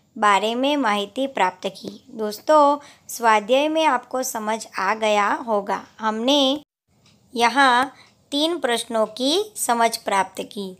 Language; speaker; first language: Hindi; non-native, local second language; Gujarati